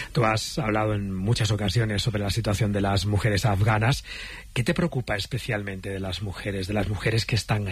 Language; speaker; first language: Spanish; native; Spanish